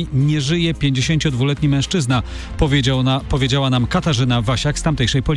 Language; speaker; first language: Polish; native; Polish